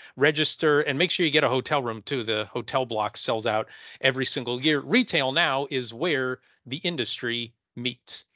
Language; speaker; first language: English; native; English